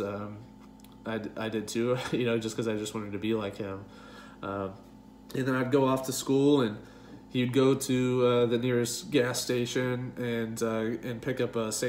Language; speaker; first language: English; native; English